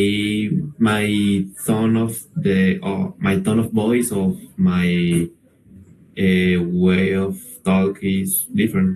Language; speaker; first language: English; non-native, learner; Spanish